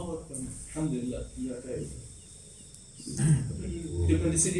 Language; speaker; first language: Indonesian; non-native, fluent; English